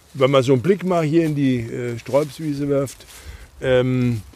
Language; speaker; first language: German; native; German